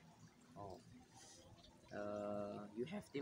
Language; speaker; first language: English; non-native, learner; Indonesian